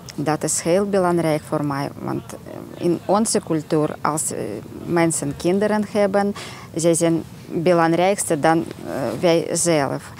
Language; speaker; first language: Dutch; non-native, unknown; Russian